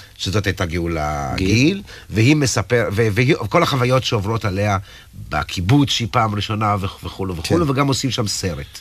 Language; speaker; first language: Hebrew; native; Hebrew